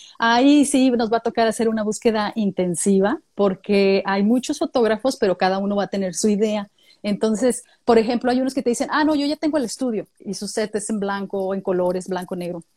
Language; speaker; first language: Spanish; native; Spanish